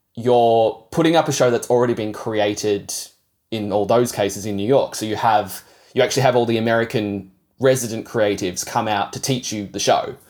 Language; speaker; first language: English; native; English